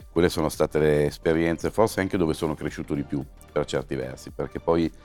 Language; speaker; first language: Italian; native; Italian